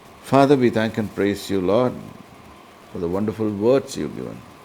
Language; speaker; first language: English; non-native, local second language; Tamil